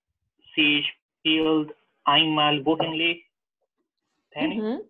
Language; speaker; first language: German; non-native, learner; Spanish